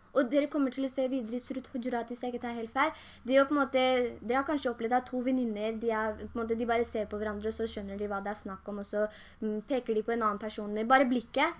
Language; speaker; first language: Norwegian; early bilingual, other home language; Urdu